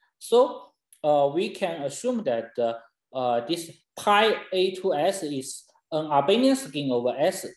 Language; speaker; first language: English; non-native, fluent; Chinese